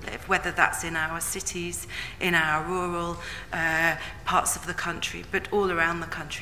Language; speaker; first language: English; native; English